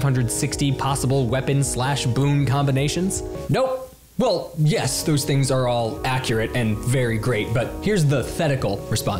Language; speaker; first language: English; native; English